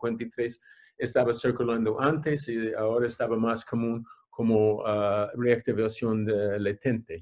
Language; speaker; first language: Spanish; non-native, fluent; English